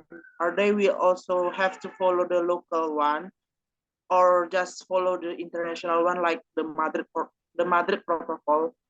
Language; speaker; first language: English; non-native, learner; Indonesian